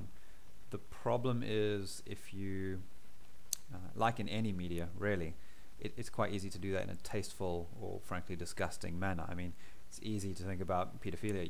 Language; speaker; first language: English; native; English